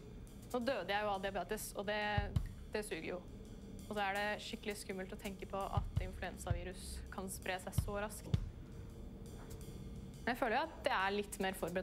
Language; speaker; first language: Norwegian; native; Norwegian